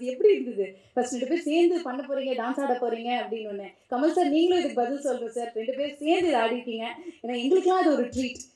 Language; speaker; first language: Tamil; native; Tamil